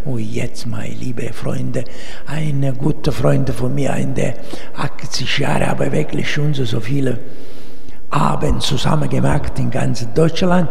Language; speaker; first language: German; non-native, learner; Italian